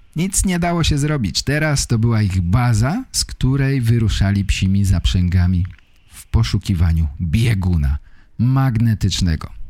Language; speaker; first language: Polish; native; Polish